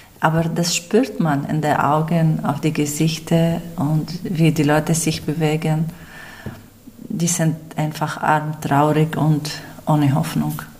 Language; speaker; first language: German; non-native, fluent; Arabic